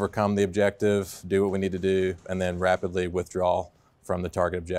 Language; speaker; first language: English; native; English